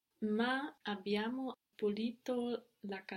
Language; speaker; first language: Italian; non-native, learner; English